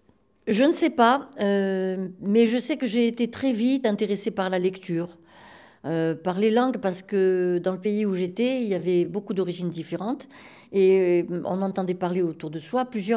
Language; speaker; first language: French; native; French